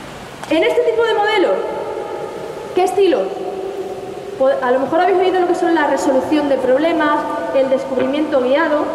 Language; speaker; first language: Spanish; native; Spanish